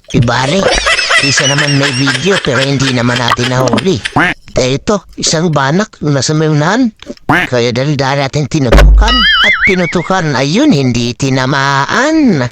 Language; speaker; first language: Filipino; native; Filipino